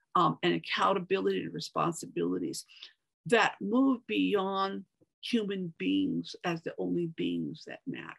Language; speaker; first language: English; native; English